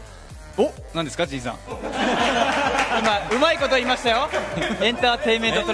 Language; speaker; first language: Japanese; native; Japanese